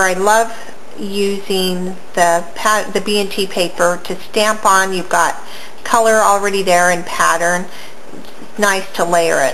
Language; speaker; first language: English; native; English